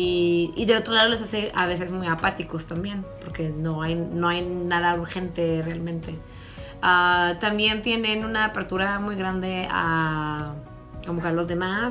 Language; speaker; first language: Spanish; non-native, fluent; French